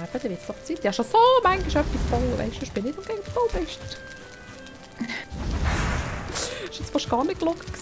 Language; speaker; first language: German; native; German